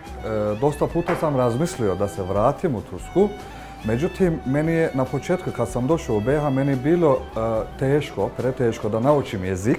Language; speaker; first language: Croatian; non-native, fluent; Turkish